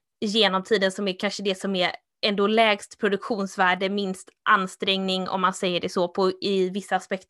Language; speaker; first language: Swedish; native; Swedish